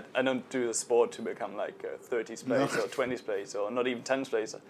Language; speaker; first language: English; non-native, fluent; German